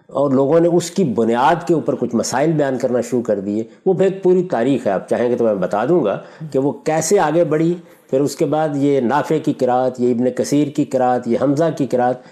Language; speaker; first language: Urdu; non-native, local second language; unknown